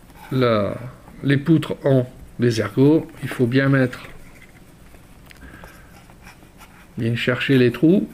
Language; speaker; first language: French; native; French